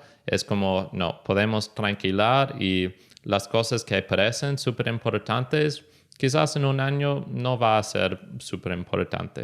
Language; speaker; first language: Spanish; non-native, fluent; English